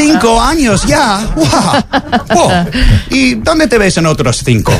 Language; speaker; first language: Spanish; non-native, fluent; English